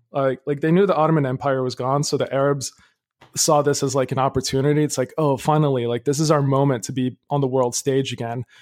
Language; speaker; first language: English; early bilingual, other home language; Arabic